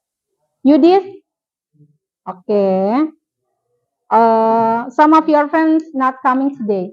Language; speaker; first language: English; non-native, fluent; Indonesian